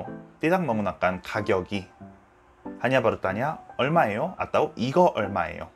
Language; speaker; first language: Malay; non-native, learner; Korean